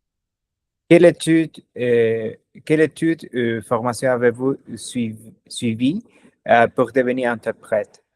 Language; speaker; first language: French; non-native, learner; German